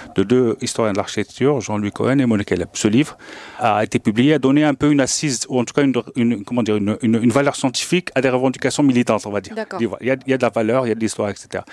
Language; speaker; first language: French; non-native, local second language; Arabic